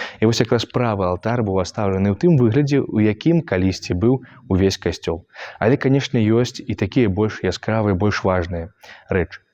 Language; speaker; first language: Belarusian; native; Belarusian